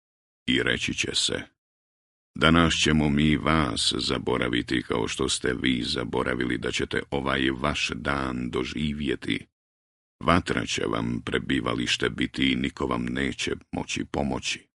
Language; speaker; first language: Croatian; native; Croatian